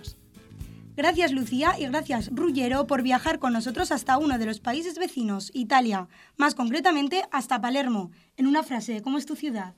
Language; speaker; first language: Spanish; native; Spanish